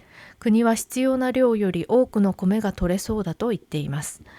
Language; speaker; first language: Japanese; non-native, fluent; Korean